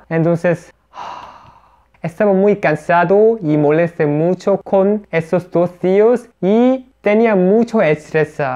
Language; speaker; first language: Spanish; non-native, learner; Korean